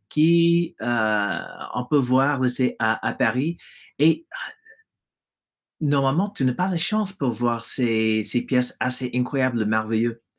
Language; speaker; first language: French; non-native, fluent; English